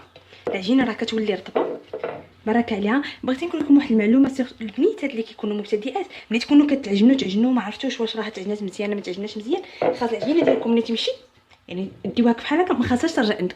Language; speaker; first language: Arabic; native; Arabic